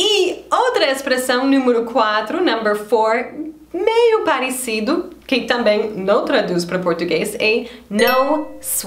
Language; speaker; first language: Portuguese; non-native, fluent; English